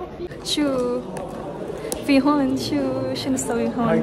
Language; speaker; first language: Arabic; non-native, learner; Malay